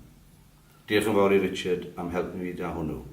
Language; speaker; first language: Welsh; non-native, learner; English